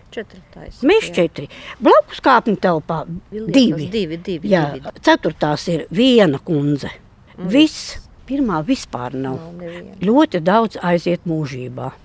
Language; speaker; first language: Latvian; non-native, local second language; Russian